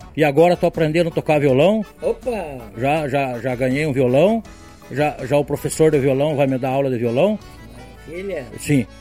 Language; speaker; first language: Portuguese; native; Portuguese